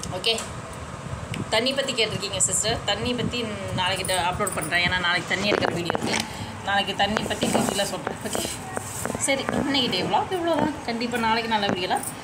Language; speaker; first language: Tamil; non-native, local second language; Telugu